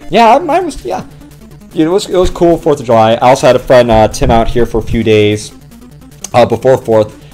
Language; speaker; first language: English; native; English